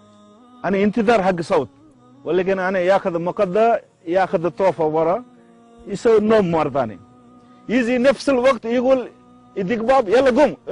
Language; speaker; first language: Arabic; non-native, learner; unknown